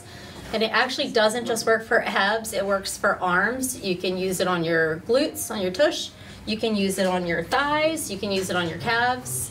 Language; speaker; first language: English; native; English